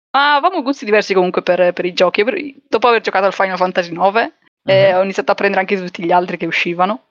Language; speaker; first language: Italian; native; Italian